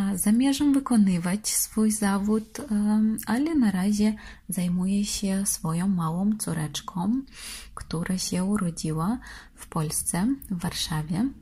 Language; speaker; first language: Polish; non-native, fluent; Russian